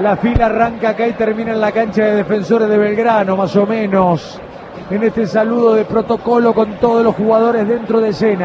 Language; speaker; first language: Spanish; native; Spanish